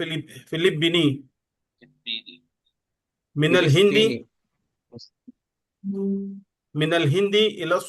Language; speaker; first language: Arabic; non-native, learner; Urdu